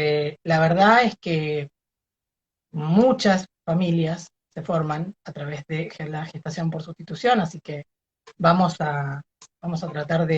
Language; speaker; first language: Spanish; native; Spanish